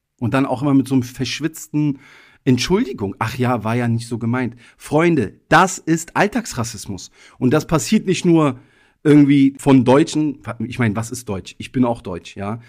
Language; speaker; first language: German; early bilingual, other home language; Italian